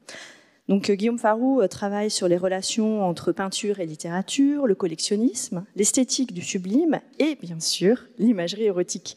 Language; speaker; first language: French; native; French